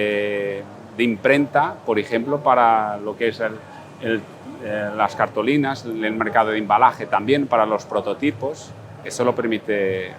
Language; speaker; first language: Spanish; non-native, fluent; Portuguese